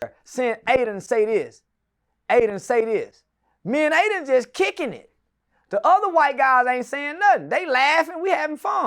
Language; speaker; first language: English; native; English